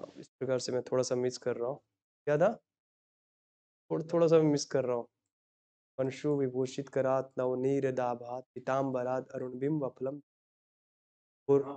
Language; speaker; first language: Hindi; native; Hindi